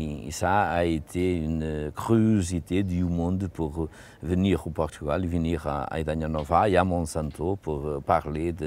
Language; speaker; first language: French; non-native, fluent; Portuguese